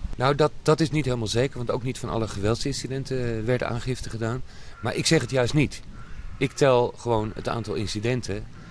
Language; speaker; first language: Dutch; native; Dutch